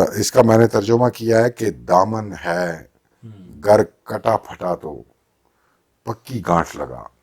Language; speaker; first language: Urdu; non-native, local second language; Punjabi